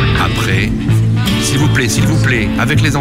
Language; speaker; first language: French; non-native, learner; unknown